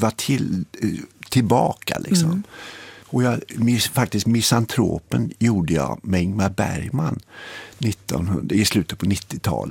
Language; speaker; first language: Swedish; native; Swedish